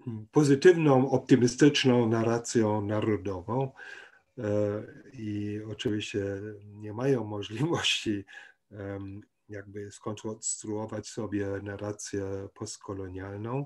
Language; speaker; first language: Polish; non-native, fluent; German